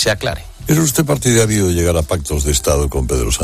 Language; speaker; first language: Spanish; native; Spanish